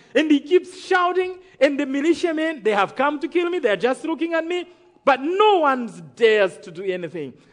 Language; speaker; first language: English; non-native, local second language; Kinyarwanda